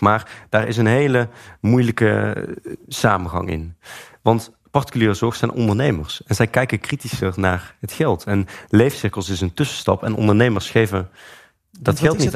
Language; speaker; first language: Dutch; native; Dutch